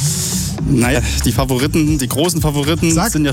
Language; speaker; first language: German; native; German